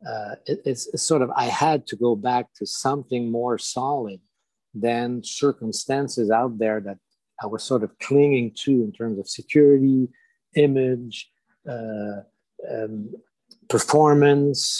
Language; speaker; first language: English; non-native, fluent; French